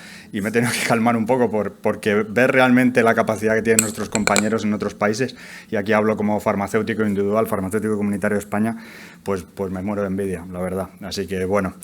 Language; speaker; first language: Spanish; native; Spanish